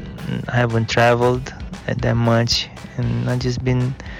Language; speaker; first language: English; non-native, fluent; Romanian